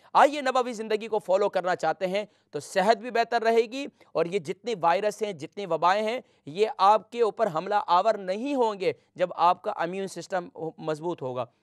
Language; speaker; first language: Urdu; native; Urdu